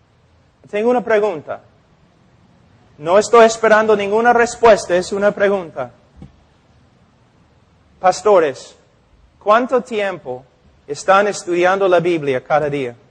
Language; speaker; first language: Spanish; non-native, fluent; English